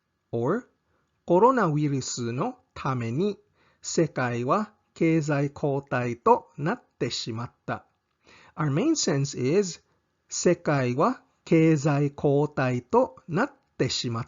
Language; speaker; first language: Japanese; non-native, fluent; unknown